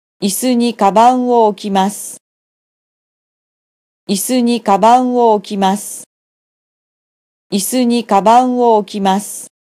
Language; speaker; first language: Japanese; non-native, fluent; Vietnamese